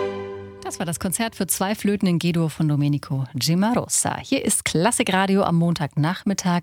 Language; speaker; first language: German; native; German